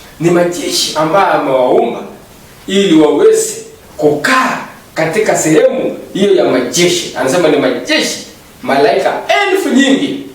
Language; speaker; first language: Swahili; non-native, local second language; Kalenjin